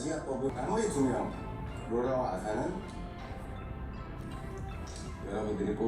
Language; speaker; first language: Korean; native; Korean